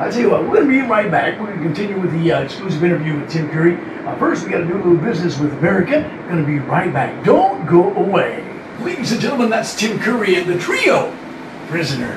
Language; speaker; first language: English; early bilingual, other home language; Spanish